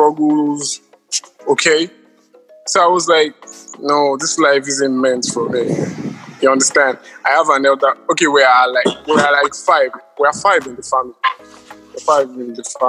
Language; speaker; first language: English; non-native, local second language; Yoruba